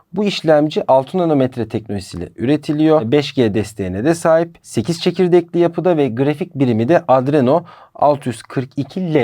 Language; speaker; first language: Turkish; native; Turkish